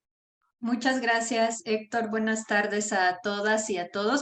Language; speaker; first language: Spanish; native; Spanish